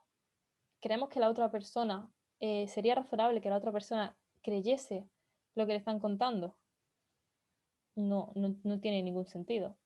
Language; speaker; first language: Spanish; native; Spanish